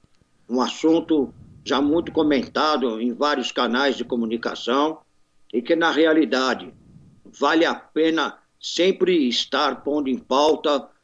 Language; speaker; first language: Portuguese; native; Portuguese